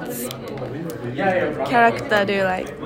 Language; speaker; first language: English; non-native, learner; Japanese